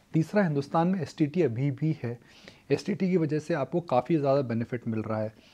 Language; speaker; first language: Hindi; native; Hindi